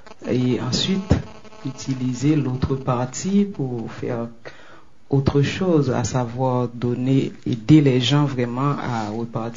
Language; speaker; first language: French; non-native, local second language; Haitian Creole